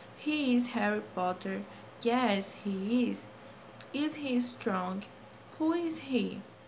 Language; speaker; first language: English; non-native, fluent; Portuguese